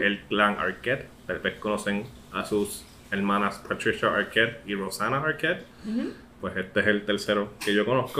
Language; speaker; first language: Spanish; early bilingual, heritage; Spanish